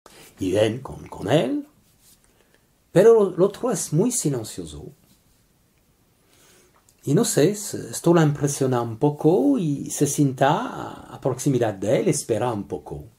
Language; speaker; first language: Spanish; non-native, learner; French